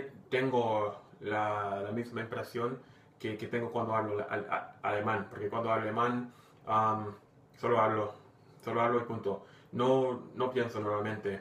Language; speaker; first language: Spanish; non-native, fluent; English